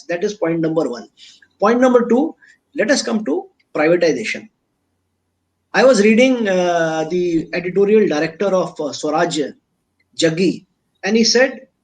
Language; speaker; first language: English; non-native, local second language; Hindi